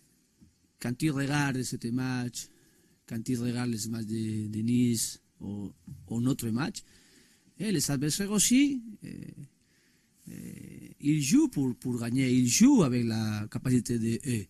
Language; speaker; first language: French; non-native, learner; Spanish